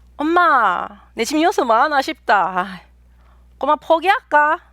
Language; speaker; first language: Korean; native; Korean